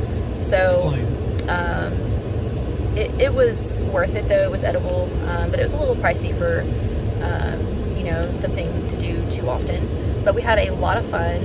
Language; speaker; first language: English; native; English